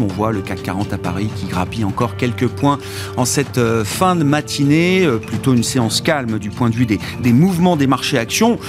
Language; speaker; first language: French; native; French